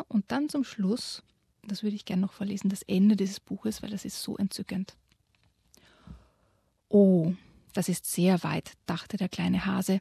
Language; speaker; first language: German; native; German